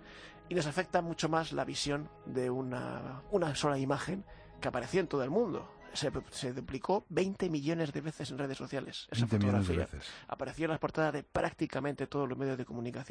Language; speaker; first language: Spanish; native; Spanish